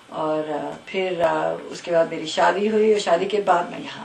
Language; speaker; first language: Hindi; early bilingual, heritage; Hindi